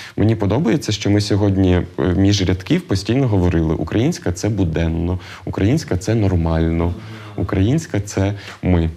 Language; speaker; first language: Ukrainian; native; Ukrainian